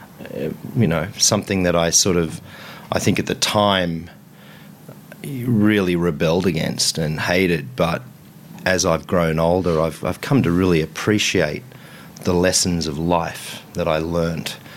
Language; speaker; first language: English; native; English